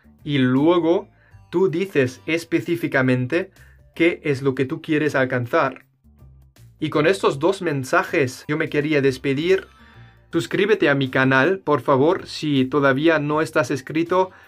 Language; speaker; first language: Spanish; non-native, fluent; German